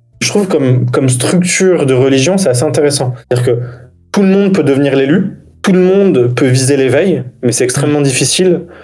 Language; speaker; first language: French; native; French